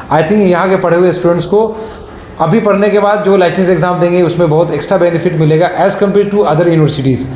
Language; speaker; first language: Hindi; native; Hindi